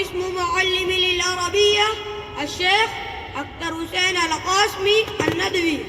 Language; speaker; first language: Arabic; non-native, learner; Urdu